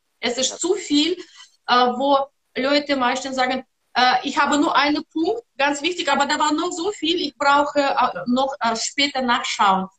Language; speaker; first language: German; non-native, learner; Russian